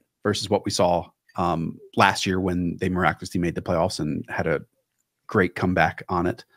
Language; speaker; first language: English; native; English